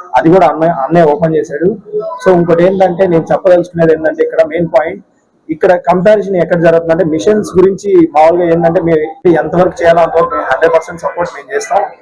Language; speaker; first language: Telugu; native; Telugu